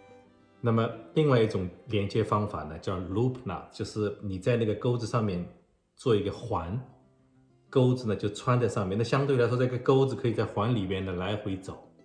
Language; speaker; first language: Chinese; native; Chinese